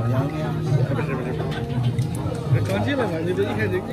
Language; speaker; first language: Chinese; native; Chinese